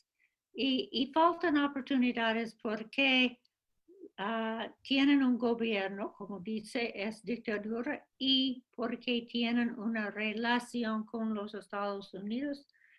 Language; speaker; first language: Spanish; non-native, fluent; English